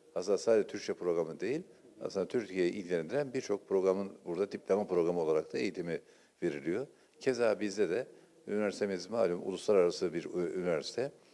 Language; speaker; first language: Turkish; native; Turkish